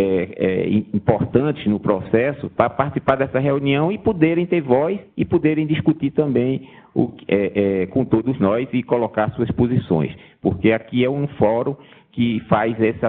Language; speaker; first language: Portuguese; native; Portuguese